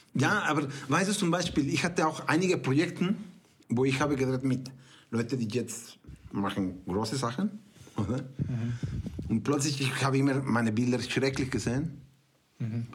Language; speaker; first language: German; non-native, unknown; Spanish